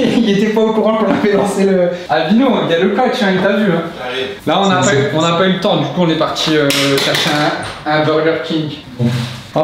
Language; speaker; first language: French; native; French